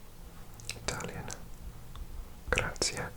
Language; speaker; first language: Italian; non-native, learner; English